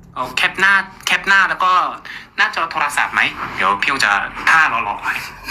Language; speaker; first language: Thai; non-native, fluent; Korean